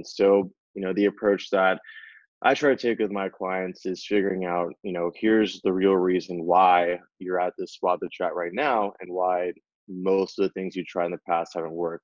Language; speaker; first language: English; native; English